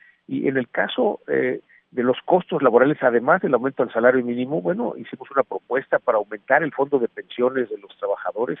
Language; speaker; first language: Spanish; native; Spanish